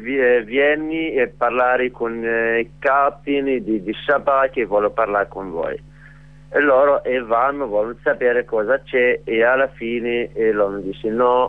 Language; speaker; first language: Italian; non-native, learner; Arabic